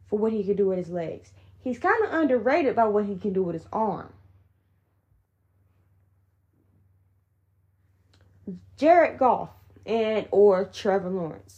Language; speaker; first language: English; native; English